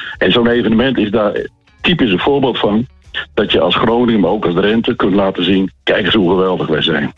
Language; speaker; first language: Dutch; native; Dutch